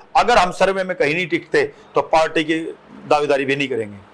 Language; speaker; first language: Hindi; native; Hindi